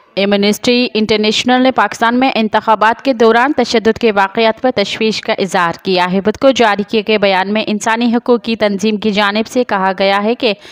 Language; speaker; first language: Urdu; non-native, local second language; Sindhi